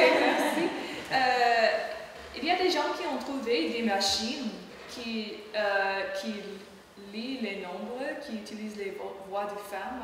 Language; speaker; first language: French; non-native, learner; English